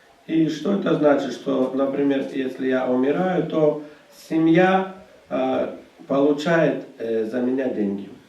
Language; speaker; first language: Russian; native; Russian